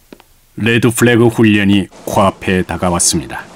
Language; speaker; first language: Korean; native; Korean